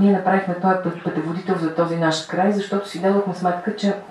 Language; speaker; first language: Bulgarian; native; Bulgarian